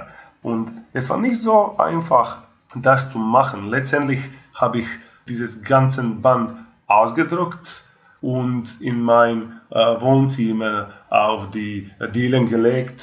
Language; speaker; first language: German; non-native, fluent; Croatian